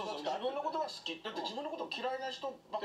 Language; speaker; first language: Japanese; native; Japanese